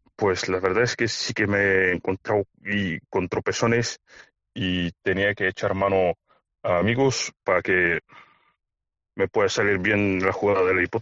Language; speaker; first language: Spanish; non-native, fluent; Bulgarian